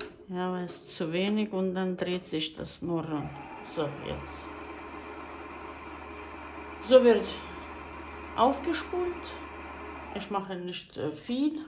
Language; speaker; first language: German; non-native, fluent; Croatian